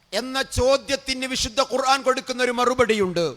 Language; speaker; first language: Malayalam; native; Malayalam